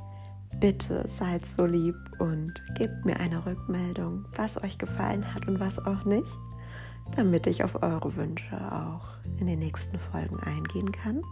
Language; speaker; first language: German; native; German